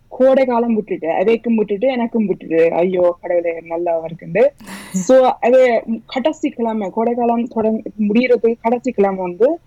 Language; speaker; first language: Tamil; early bilingual, heritage; Tamil